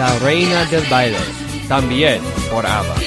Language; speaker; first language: Spanish; non-native, learner; English